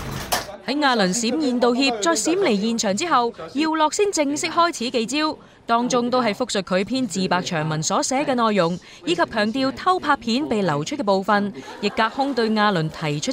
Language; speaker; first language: Chinese; native; Chinese